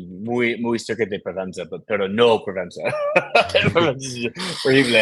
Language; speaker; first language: Spanish; non-native, learner; English